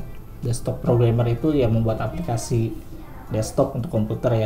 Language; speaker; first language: Indonesian; native; Indonesian